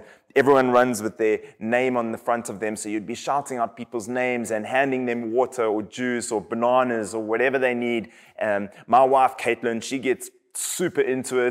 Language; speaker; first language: English; native; English